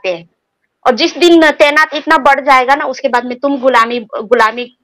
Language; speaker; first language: Hindi; non-native, local second language; Nepali